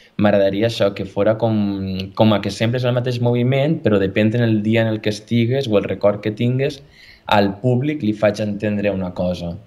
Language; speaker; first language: Catalan; native; Catalan